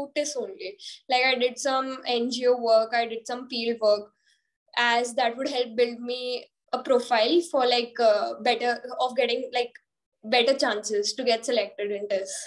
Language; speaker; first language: English; non-native, local second language; Hindi